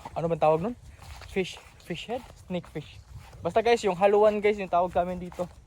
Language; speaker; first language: Filipino; non-native, local second language; Cebuano